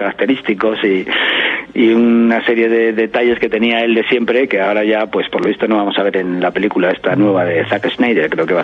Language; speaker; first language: Spanish; native; Spanish